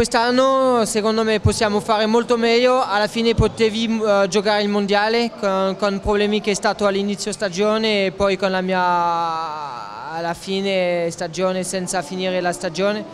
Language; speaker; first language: Italian; non-native, fluent; French